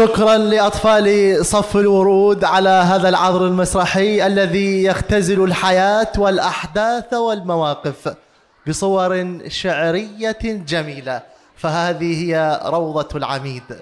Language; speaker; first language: Arabic; native; Arabic